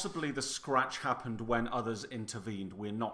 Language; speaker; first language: English; native; English